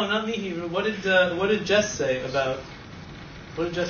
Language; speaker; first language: English; native; English